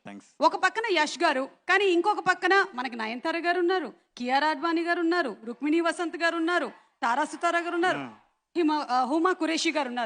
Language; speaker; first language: Telugu; native; Telugu